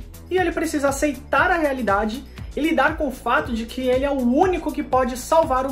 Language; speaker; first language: Portuguese; native; Portuguese